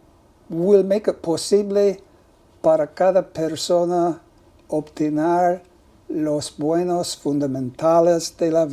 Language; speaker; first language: Spanish; non-native, learner; English